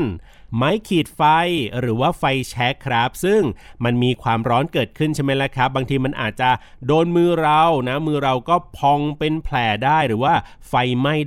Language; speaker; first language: Thai; native; Thai